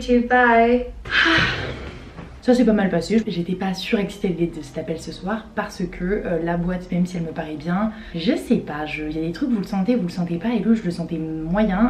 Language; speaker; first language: French; native; French